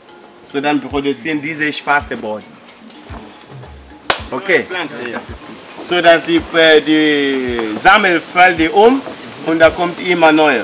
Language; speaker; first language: German; non-native, learner; Swahili